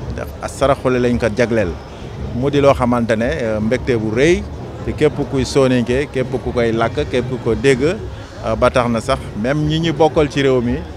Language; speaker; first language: Wolof; non-native, local second language; Soninke